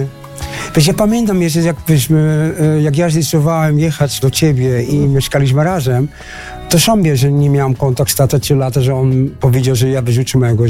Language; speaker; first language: Polish; non-native, learner; Dutch